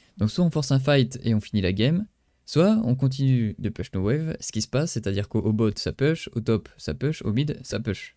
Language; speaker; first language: French; native; French